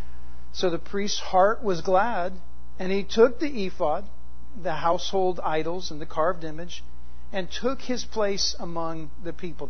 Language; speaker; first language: English; native; English